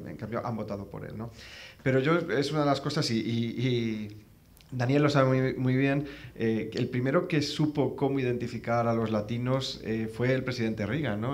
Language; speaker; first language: Spanish; native; Spanish